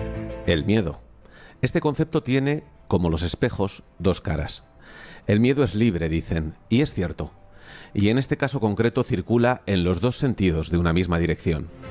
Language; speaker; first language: Spanish; native; Spanish